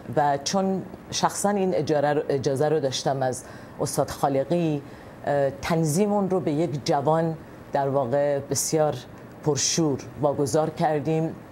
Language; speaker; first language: Persian; non-native, local second language; Kurdish